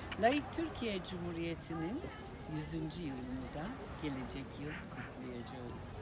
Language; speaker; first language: Turkish; native; Turkish